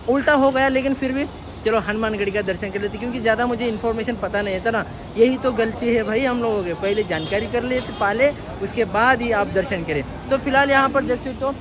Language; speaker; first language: Hindi; non-native, local second language; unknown